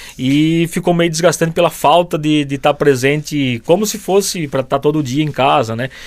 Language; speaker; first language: Portuguese; native; Portuguese